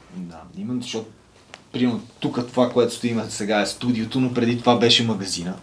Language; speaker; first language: Bulgarian; native; Bulgarian